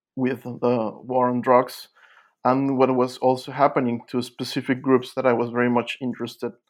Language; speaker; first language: English; non-native, fluent; Spanish